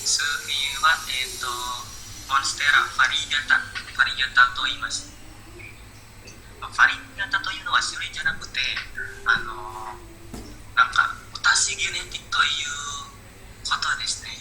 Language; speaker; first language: Japanese; non-native, learner; Indonesian